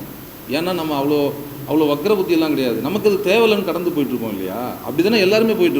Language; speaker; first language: Tamil; native; Tamil